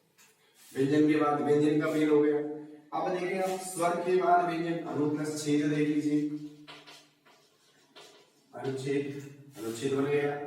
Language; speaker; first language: Hindi; native; Hindi